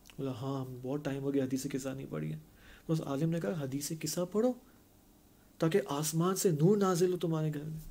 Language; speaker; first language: Urdu; native; Urdu